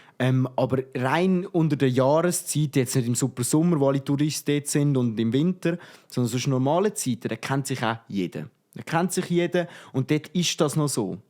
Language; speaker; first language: German; native; German